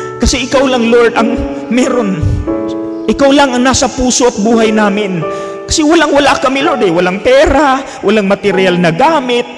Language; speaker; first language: Filipino; non-native, local second language; Cebuano